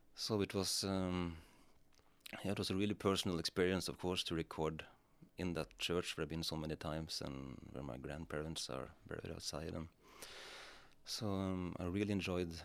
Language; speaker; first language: English; non-native, fluent; Norwegian